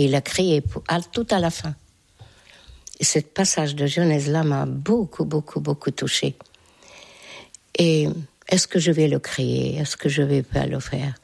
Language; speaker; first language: French; non-native, fluent; Hungarian